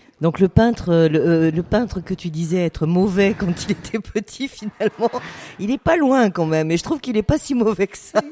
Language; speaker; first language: French; native; French